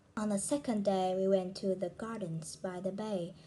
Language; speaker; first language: English; non-native, fluent; Vietnamese